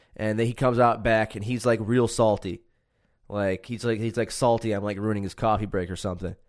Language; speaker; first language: English; native; English